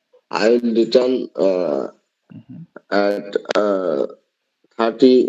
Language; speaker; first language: English; non-native, learner; Bangla